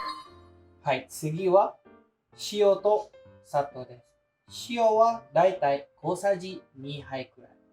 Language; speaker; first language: Japanese; non-native, fluent; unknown